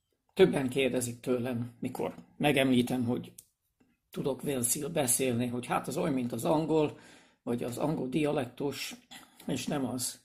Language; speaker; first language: Hungarian; non-native, fluent; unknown